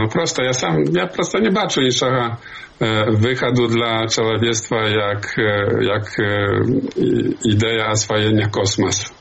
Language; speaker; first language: Polish; non-native, learner; Belarusian